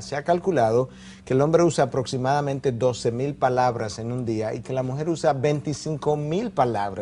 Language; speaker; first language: Spanish; native; Spanish